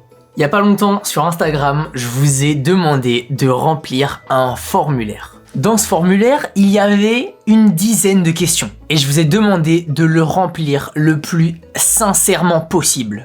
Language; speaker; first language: French; native; French